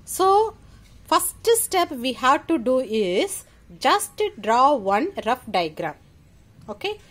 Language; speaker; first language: English; non-native, local second language; Tamil